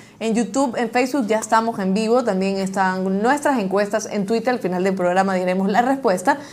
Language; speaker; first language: Spanish; native; Spanish